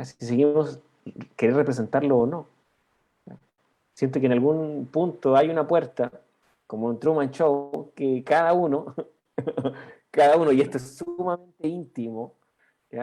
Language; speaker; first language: Spanish; native; Spanish